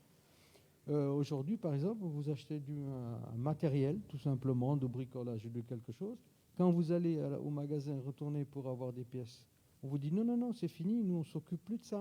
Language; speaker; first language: French; native; French